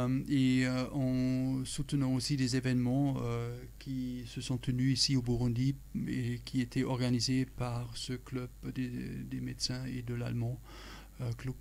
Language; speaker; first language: French; non-native, fluent; German